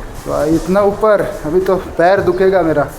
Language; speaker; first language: Hindi; non-native, local second language; Bangla